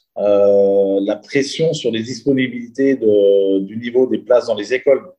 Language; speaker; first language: French; native; French